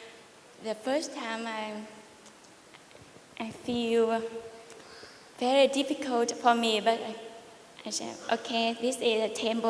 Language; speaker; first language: English; non-native, learner; Vietnamese